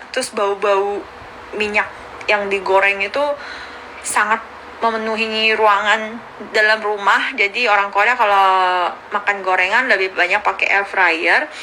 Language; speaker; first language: Indonesian; early bilingual, other home language; Korean